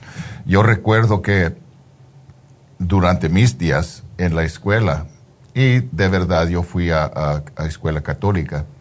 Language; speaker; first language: Spanish; early bilingual, heritage; Spanish